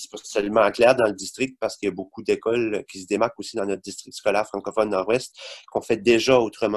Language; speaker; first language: French; native; French